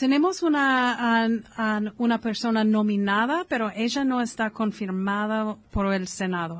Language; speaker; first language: Spanish; non-native, fluent; English